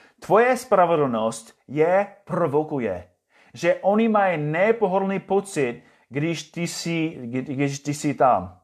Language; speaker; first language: Czech; non-native, fluent; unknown